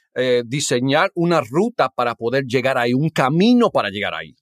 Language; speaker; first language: Spanish; early bilingual, heritage; Spanish